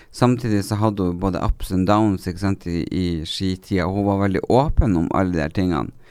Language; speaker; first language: Norwegian; native; Norwegian